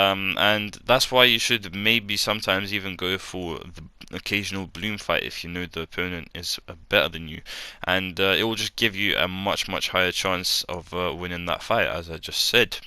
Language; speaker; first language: English; native; English